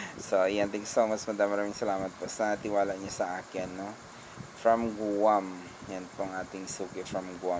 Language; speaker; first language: Filipino; non-native, local second language; Cebuano